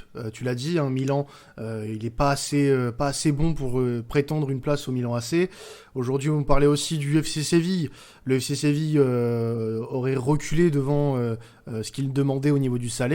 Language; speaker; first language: French; native; French